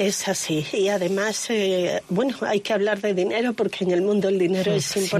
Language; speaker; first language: Spanish; native; Spanish